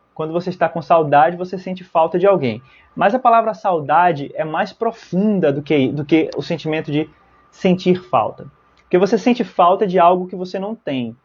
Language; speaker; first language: Portuguese; native; Portuguese